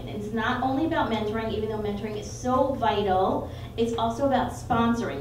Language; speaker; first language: English; native; English